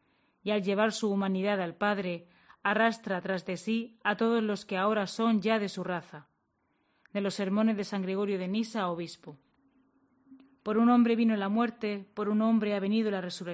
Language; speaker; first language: Spanish; native; Spanish